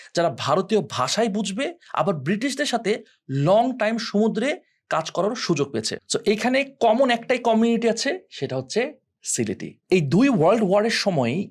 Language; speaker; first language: Bangla; non-native, local second language; Sylheti